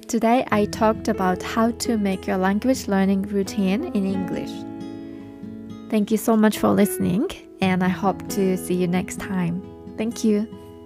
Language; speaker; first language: English; non-native, fluent; Japanese